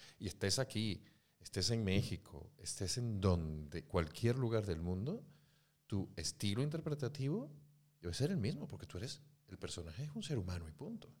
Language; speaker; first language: Spanish; native; Spanish